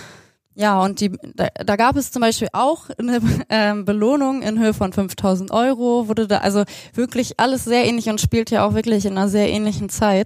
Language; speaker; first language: German; native; German